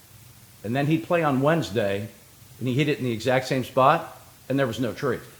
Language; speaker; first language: English; native; English